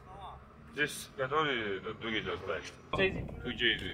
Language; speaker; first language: Russian; non-native, learner; Georgian